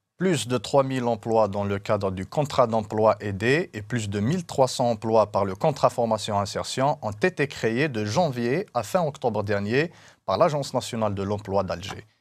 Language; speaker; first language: French; non-native, local second language; Arabic